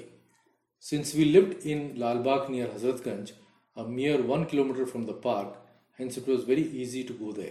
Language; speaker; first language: English; non-native, local second language; Hindi